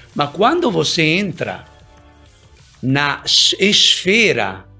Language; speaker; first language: Portuguese; early bilingual, other home language; Italian